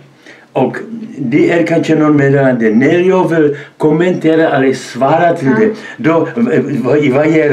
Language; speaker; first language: Swedish; non-native, learner; Czech